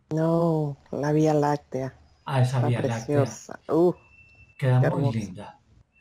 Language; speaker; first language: Spanish; native; Spanish